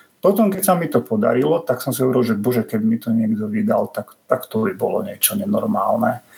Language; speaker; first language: Slovak; native; Slovak